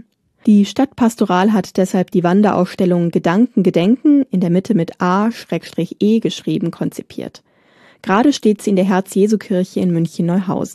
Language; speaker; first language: German; native; German